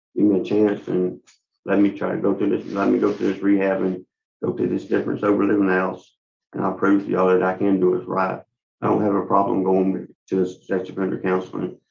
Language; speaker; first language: English; native; English